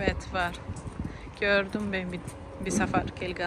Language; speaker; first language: Turkish; non-native, learner; Tajik